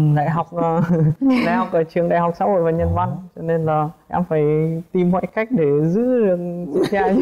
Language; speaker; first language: Vietnamese; early bilingual, heritage; Vietnamese